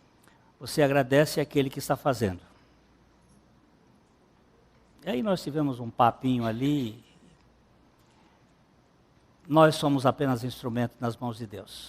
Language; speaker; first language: Portuguese; native; Portuguese